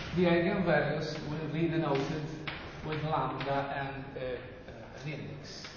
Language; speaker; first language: English; non-native, fluent; Italian